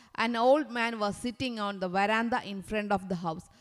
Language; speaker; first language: English; non-native, local second language; Malayalam